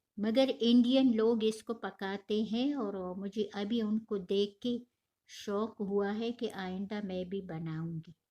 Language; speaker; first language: Urdu; non-native, local second language; Pashto